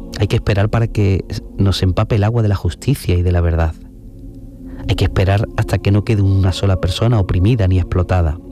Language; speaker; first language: Spanish; native; Spanish